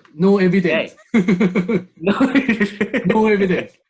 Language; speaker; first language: English; non-native, learner; Japanese